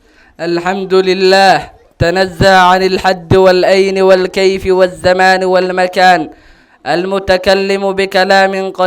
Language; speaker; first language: Arabic; non-native, learner; Somali